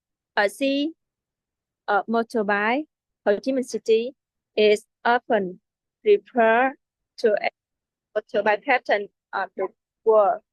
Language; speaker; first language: English; non-native, learner; Vietnamese